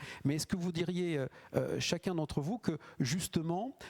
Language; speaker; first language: French; native; French